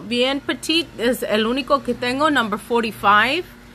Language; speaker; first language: Spanish; early bilingual, heritage; Spanish